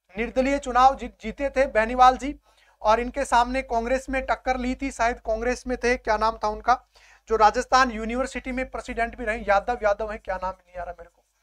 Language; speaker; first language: Hindi; native; Hindi